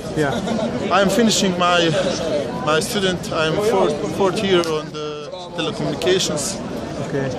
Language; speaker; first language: English; non-native, learner; Bosnian